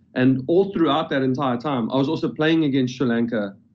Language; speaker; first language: English; native; English